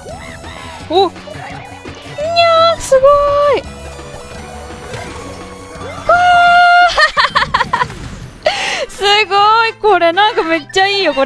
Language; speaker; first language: Japanese; native; Japanese